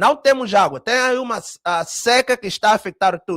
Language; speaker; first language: Portuguese; early bilingual, heritage; Portuguese